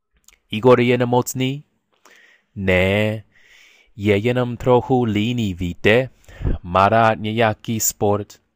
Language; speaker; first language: Czech; non-native, learner; English